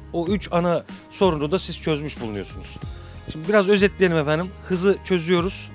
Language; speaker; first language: Turkish; native; Turkish